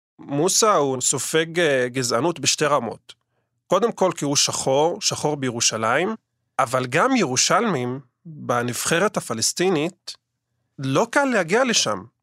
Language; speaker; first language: Hebrew; non-native, local second language; Arabic